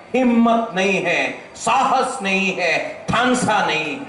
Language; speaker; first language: Hindi; non-native, local second language; Bangla